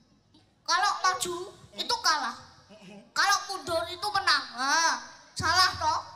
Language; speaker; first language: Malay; non-native, local second language; Javanese